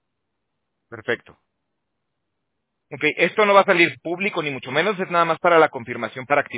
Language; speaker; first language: Spanish; native; Spanish